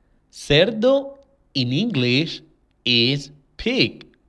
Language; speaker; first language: English; non-native, fluent; Spanish